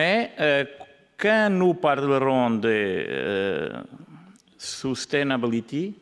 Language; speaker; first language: French; non-native, learner; Portuguese